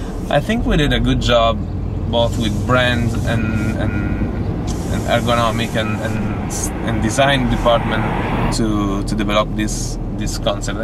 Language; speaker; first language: English; non-native, fluent; Italian